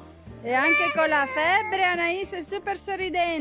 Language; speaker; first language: Italian; native; Italian